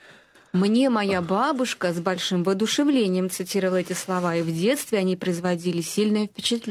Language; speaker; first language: Russian; native; Russian